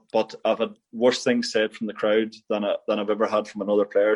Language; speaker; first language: English; native; English